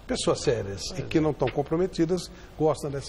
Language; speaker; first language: Portuguese; native; Portuguese